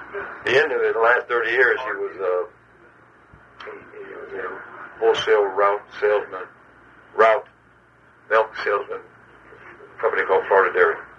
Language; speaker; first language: English; early bilingual, other home language; Spanish